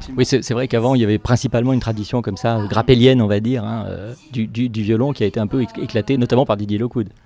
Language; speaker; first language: French; native; French